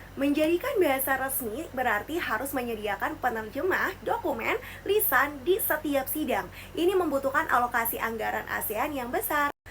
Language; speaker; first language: Indonesian; native; Indonesian